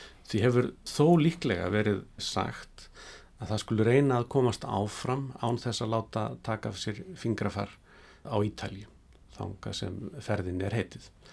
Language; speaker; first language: Icelandic; native; Icelandic